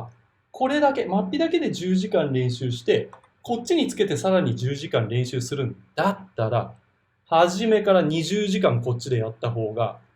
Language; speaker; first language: Japanese; native; Japanese